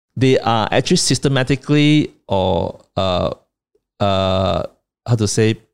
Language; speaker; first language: English; non-native, local second language; Chinese